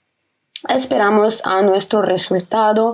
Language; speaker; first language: Spanish; non-native, fluent; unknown